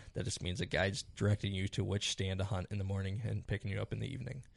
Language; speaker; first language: English; native; English